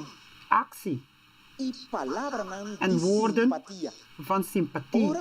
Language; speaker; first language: Dutch; non-native, local second language; Papiamento